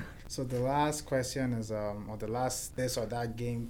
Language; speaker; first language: English; non-native, local second language; Igbo